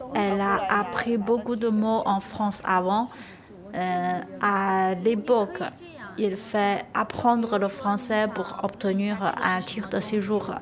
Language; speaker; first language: French; non-native, learner; Chinese